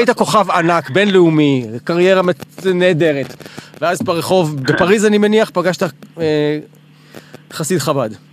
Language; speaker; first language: Hebrew; native; Hebrew